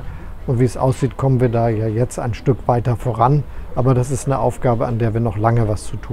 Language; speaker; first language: German; native; German